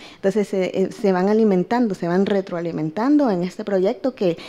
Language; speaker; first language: Spanish; native; Spanish